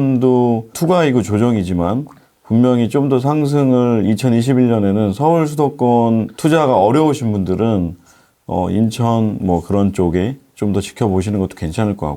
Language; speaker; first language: Korean; native; Korean